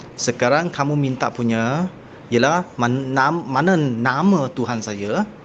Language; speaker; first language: Malay; non-native, local second language; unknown